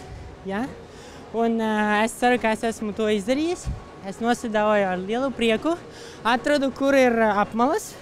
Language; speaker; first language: Latvian; non-native, local second language; Russian